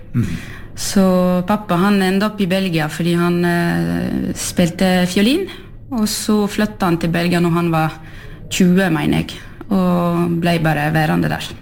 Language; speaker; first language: Norwegian; early bilingual, heritage; French